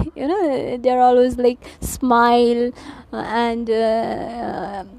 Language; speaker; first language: English; non-native, learner; Nepali